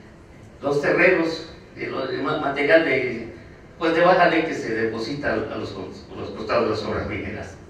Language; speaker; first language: Spanish; native; Spanish